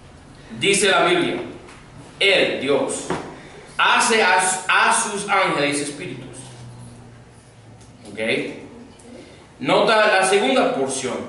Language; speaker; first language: Spanish; non-native, fluent; English